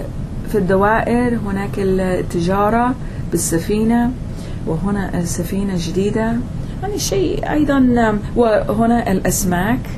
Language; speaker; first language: Arabic; non-native, fluent; English